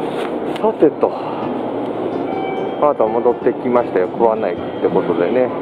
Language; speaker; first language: Japanese; native; Japanese